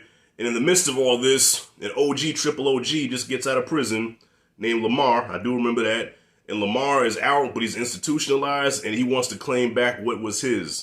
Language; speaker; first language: English; native; English